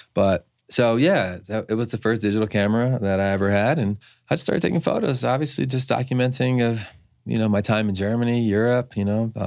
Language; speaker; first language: English; early bilingual, other home language; Spanish